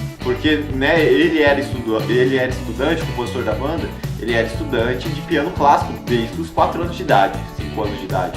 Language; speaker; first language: Portuguese; native; Portuguese